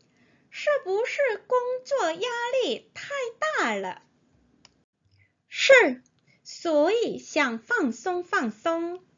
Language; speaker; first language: Chinese; non-native, fluent; Korean